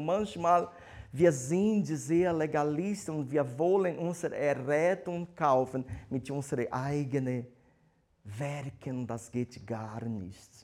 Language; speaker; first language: German; non-native, fluent; Portuguese